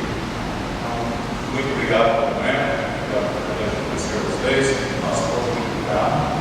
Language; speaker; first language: Portuguese; non-native, learner; English